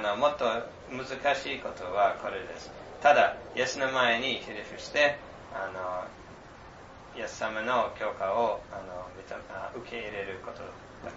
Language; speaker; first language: Japanese; non-native, fluent; English